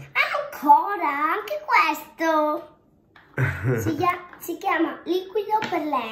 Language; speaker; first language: Italian; early bilingual, heritage; Italian